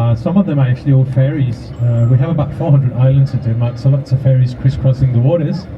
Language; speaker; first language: English; non-native, fluent; Danish